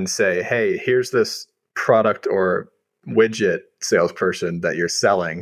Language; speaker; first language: English; native; English